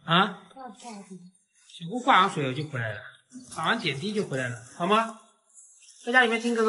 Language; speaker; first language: Chinese; native; Chinese